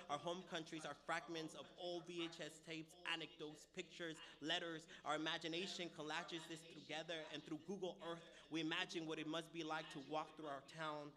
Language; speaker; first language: English; early bilingual, other home language; Spanish